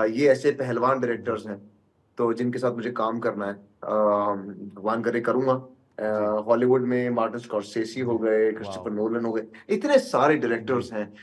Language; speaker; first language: Hindi; native; Hindi